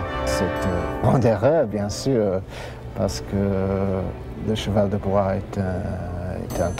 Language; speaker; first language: French; non-native, fluent; English